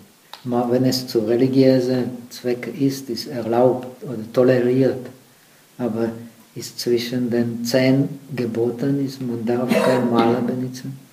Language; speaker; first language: German; non-native, fluent; Czech